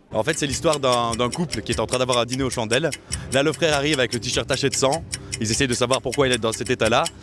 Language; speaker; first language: French; native; French